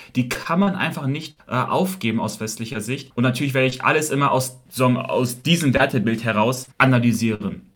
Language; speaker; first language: German; early bilingual, heritage; Chinese